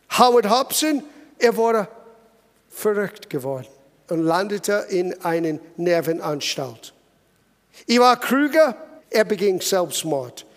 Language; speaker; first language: German; non-native, fluent; English